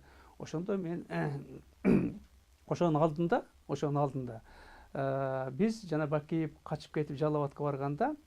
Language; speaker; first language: Kyrgyz; native; Kyrgyz